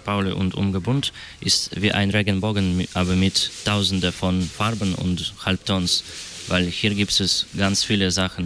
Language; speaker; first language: German; non-native, fluent; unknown